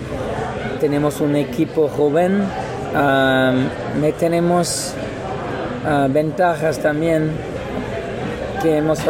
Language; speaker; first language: Spanish; non-native, learner; French